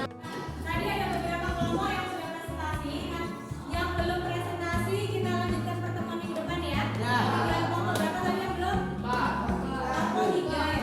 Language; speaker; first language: Indonesian; native; Indonesian